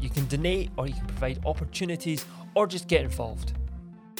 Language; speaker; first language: English; native; English